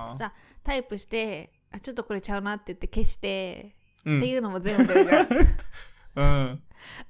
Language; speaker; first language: Japanese; native; Japanese